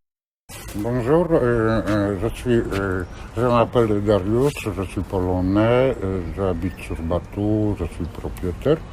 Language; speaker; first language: French; non-native, learner; Polish